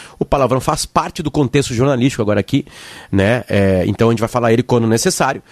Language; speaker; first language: Portuguese; native; Portuguese